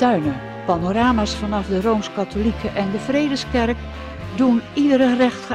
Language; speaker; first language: Dutch; native; Dutch